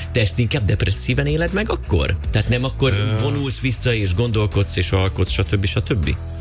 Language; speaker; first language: Hungarian; native; Hungarian